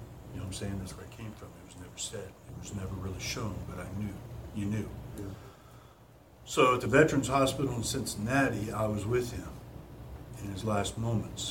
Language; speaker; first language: English; native; English